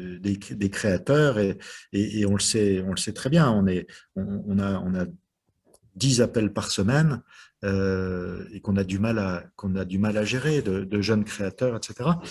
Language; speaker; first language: French; native; French